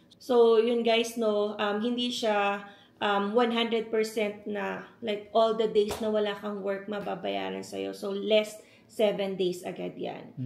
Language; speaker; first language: Filipino; native; Filipino